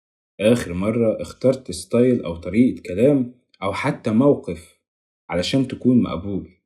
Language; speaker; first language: Arabic; native; Arabic